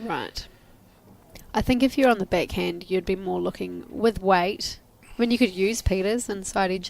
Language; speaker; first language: English; native; English